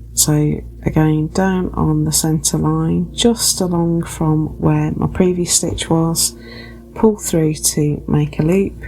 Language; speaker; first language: English; native; English